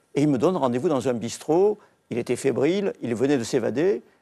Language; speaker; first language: French; native; French